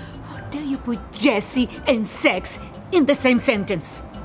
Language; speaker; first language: English; non-native, learner; Spanish